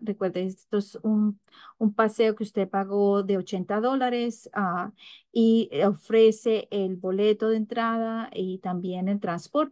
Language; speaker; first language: Spanish; early bilingual, heritage; English